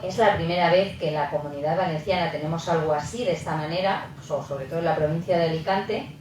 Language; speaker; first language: Spanish; native; Spanish